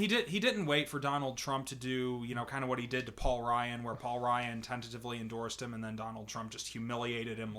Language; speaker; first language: English; native; English